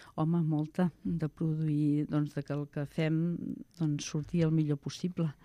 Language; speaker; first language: Catalan; native; Catalan